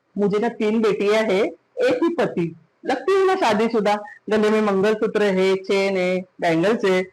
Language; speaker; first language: Hindi; non-native, local second language; Marathi